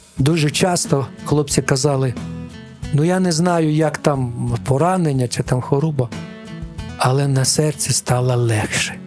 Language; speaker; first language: Ukrainian; non-native, local second language; Russian